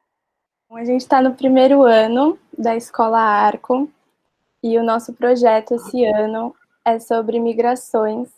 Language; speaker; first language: Portuguese; native; Portuguese